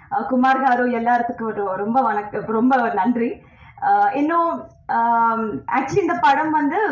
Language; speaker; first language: Tamil; non-native, learner; Telugu